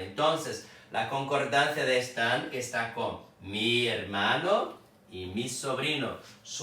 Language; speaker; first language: Spanish; non-native, fluent; Portuguese